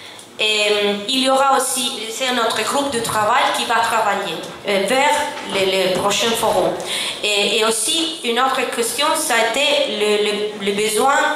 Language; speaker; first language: French; non-native, fluent; Italian